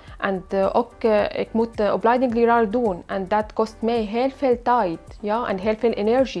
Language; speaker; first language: Dutch; non-native, learner; Arabic